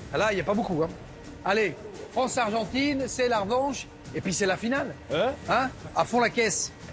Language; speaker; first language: French; native; French